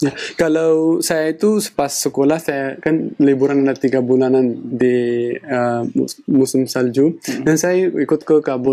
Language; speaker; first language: Indonesian; non-native, fluent; Pashto